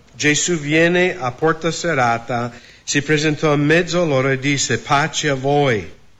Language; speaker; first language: Italian; non-native, fluent; English